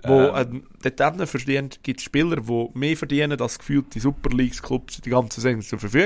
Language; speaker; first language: German; native; German